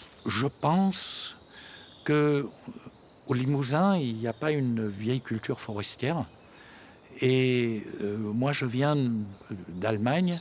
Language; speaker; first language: French; native; French